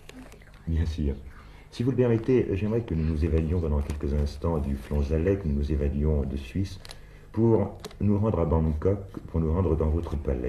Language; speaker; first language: French; native; French